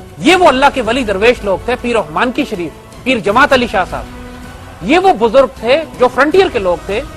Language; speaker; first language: Urdu; native; Urdu